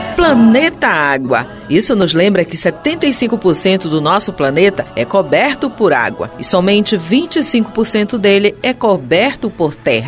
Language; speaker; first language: Portuguese; native; Portuguese